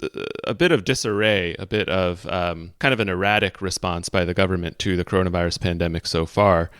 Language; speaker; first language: English; native; English